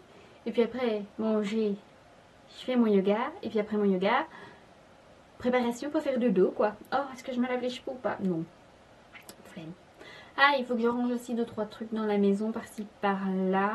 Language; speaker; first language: French; native; French